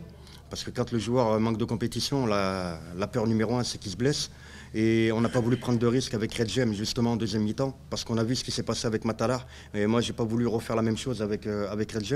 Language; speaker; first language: French; native; French